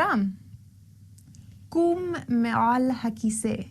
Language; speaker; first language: Hebrew; non-native, learner; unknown